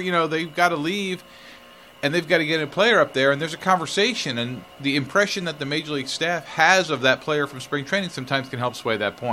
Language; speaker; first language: English; native; English